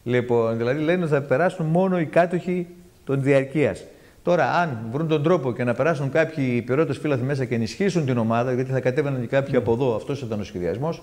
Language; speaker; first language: Greek; native; Greek